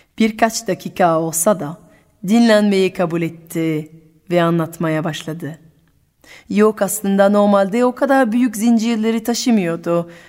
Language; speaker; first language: Turkish; non-native, fluent; French